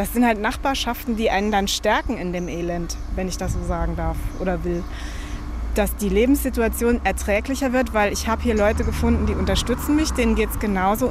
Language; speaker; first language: German; native; German